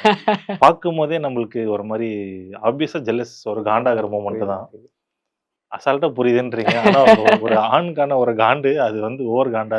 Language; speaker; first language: Tamil; native; Tamil